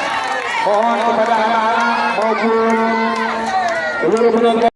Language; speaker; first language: Indonesian; native; Indonesian